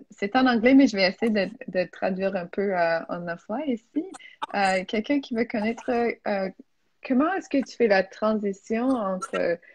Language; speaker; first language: French; non-native, fluent; English